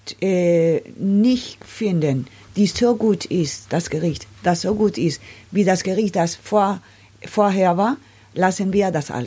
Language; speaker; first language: German; non-native, learner; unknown